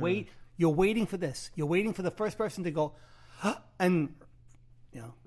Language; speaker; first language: English; native; English